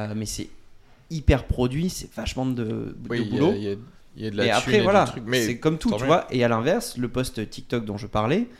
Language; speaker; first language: French; native; French